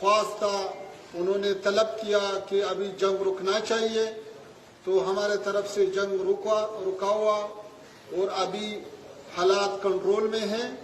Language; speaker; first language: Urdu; non-native, fluent; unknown